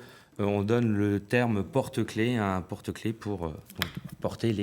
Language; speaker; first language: French; native; French